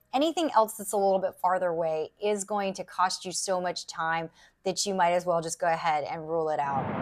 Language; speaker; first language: English; native; English